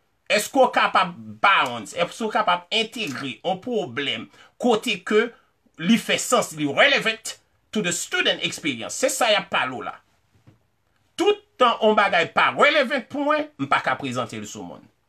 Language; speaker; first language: French; native; French